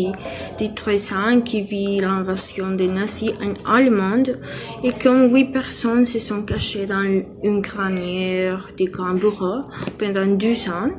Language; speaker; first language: French; non-native, learner; Spanish